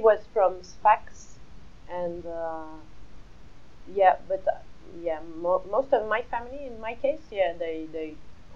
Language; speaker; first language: English; non-native, fluent; French